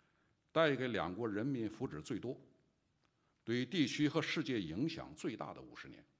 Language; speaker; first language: Chinese; native; Chinese